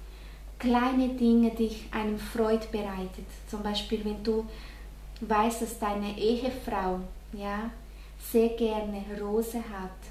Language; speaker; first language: German; non-native, fluent; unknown